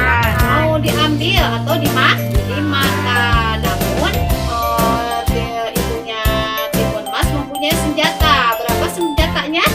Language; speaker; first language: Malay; non-native, local second language; Sundanese